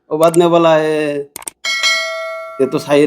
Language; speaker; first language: Hindi; non-native, learner; Bangla